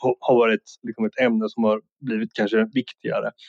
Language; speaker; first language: Swedish; native; Swedish